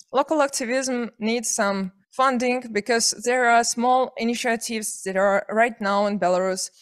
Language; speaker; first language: English; non-native, fluent; Belarusian